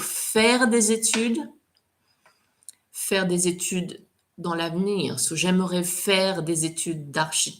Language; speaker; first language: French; non-native, fluent; English